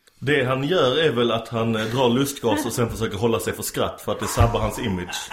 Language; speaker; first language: Swedish; early bilingual, other home language; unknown